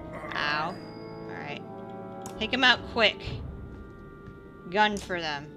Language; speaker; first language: English; native; English